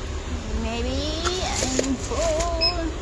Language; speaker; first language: English; non-native, learner; Filipino